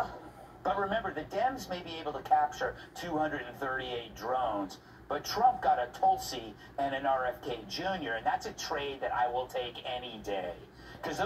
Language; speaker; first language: English; native; English